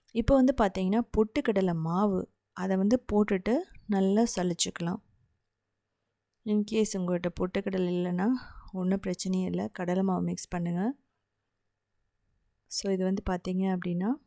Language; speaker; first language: Tamil; native; Tamil